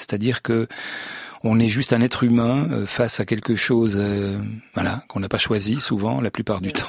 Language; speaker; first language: French; native; French